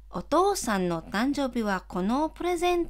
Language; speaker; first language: Japanese; non-native, fluent; Filipino